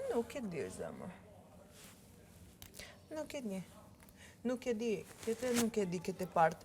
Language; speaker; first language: Albanian; early bilingual, heritage; Italian